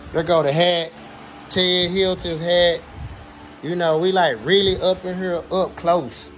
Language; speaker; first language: English; native; English